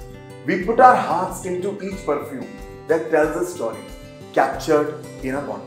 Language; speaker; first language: English; non-native, local second language; Hindi